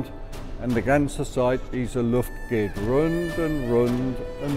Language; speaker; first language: German; non-native, fluent; English